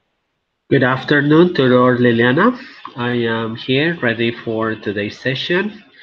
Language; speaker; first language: English; non-native, fluent; Spanish